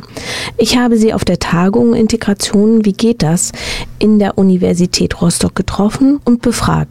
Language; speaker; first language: German; native; German